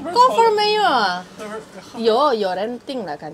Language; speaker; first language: Chinese; non-native, learner; Indonesian